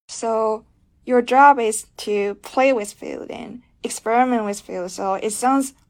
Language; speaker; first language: English; non-native, fluent; Polish